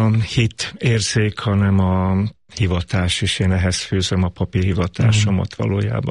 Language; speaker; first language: Hungarian; native; Hungarian